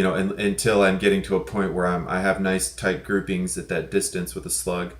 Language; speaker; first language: English; native; English